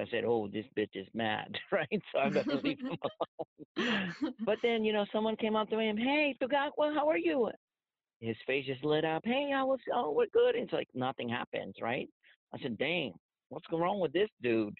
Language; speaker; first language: English; non-native, local second language; Filipino